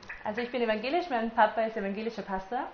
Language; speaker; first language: German; native; German